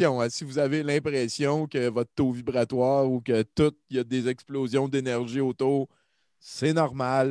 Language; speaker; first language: French; native; French